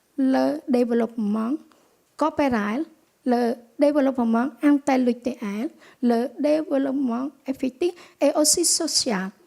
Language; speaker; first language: French; non-native, local second language; Khmer